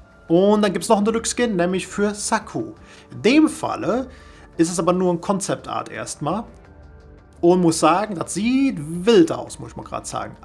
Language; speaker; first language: German; native; German